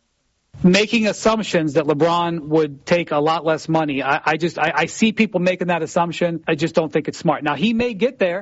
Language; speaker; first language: English; native; English